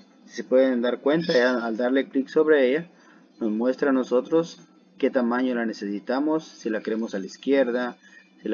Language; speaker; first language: Spanish; native; Spanish